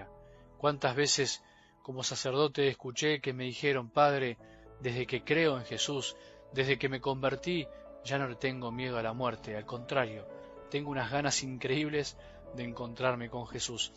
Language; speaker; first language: Spanish; native; Spanish